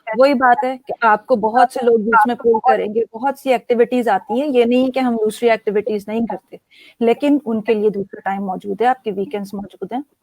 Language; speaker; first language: Urdu; native; Urdu